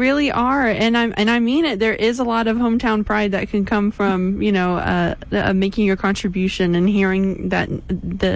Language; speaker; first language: English; native; English